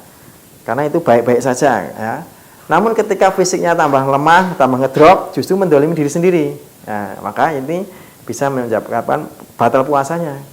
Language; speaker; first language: Indonesian; non-native, local second language; Javanese